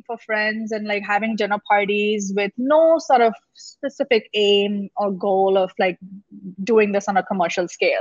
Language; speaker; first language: English; non-native, local second language; Gujarati